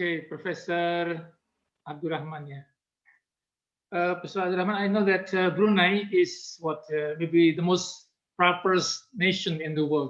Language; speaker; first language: English; non-native, fluent; Indonesian